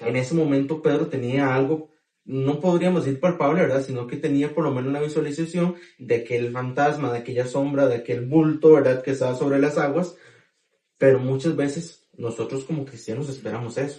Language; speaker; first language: Spanish; native; Spanish